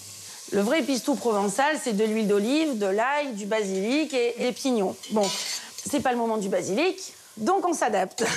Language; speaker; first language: French; native; French